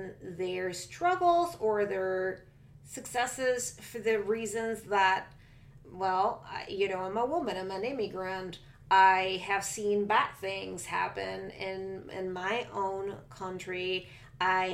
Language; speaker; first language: English; non-native, fluent; Spanish